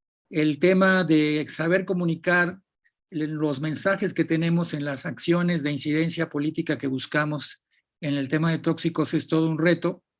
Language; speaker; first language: Spanish; native; Spanish